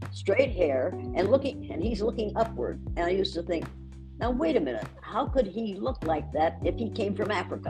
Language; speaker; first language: English; native; English